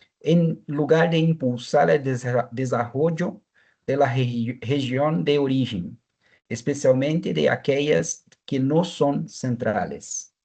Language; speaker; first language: Spanish; non-native, fluent; Portuguese